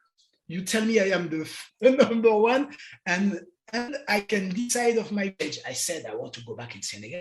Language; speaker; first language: English; non-native, learner; French